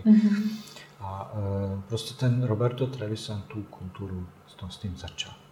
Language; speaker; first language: Czech; non-native, fluent; Bosnian